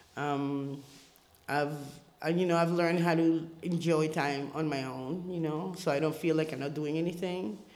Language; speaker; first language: English; early bilingual, other home language; Spanish